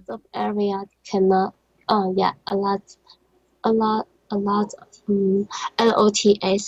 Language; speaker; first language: English; non-native, learner; Chinese